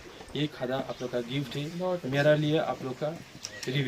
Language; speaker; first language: Hindi; non-native, local second language; Nepali